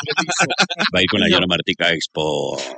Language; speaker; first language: Spanish; native; Spanish